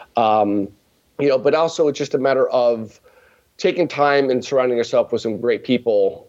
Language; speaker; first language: English; native; English